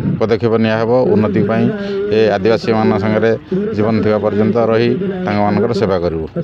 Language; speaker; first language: Odia; native; Odia